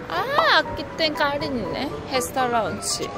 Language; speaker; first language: Portuguese; non-native, learner; Korean